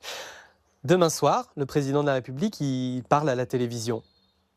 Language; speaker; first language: French; native; French